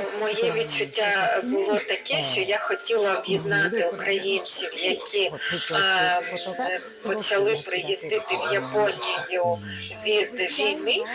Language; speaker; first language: Ukrainian; non-native, fluent; Japanese